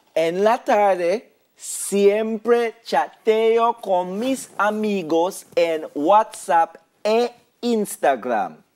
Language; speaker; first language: Spanish; non-native, fluent; English